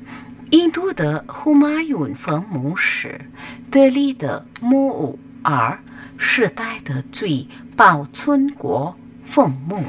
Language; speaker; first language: Chinese; non-native, learner; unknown